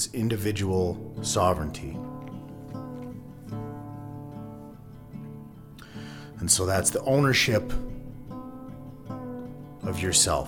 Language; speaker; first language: English; native; English